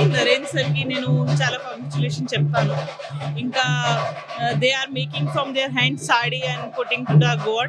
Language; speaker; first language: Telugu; non-native, learner; Hindi